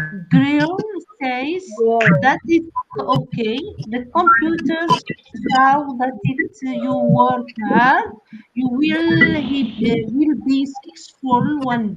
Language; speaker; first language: English; non-native, learner; Arabic